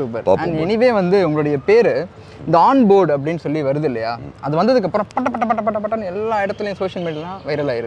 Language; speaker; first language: Tamil; native; Tamil